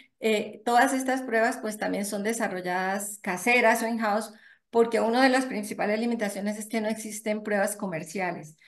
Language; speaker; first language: Spanish; native; Spanish